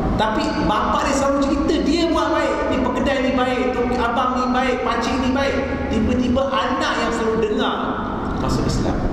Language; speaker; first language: Malay; non-native, local second language; Chinese